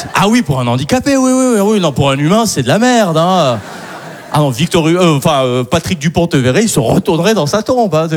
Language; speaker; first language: French; early bilingual, other home language; Arabic